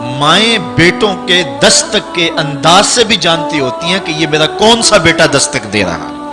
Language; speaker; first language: Urdu; non-native, local second language; Punjabi